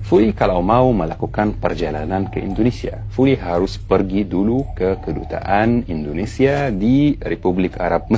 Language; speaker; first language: Indonesian; non-native, fluent; Arabic